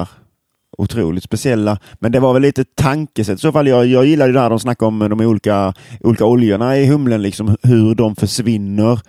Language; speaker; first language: Swedish; native; Swedish